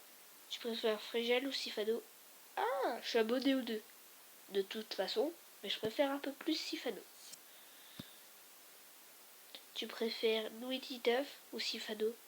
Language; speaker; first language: French; native; French